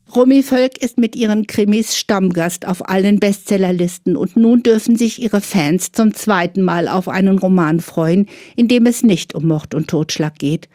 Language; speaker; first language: German; native; German